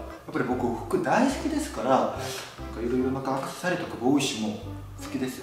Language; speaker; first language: Japanese; non-native, learner; Korean